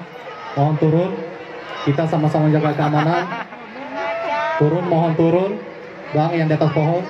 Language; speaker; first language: Indonesian; native; Indonesian